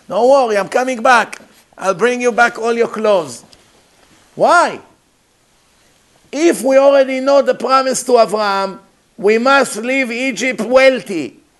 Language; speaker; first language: English; non-native, fluent; Hebrew